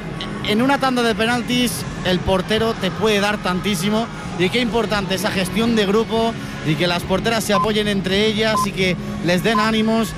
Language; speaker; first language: Spanish; native; Spanish